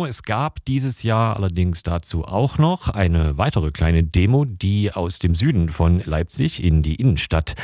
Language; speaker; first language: German; native; German